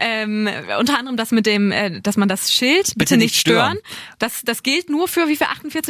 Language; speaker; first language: German; native; German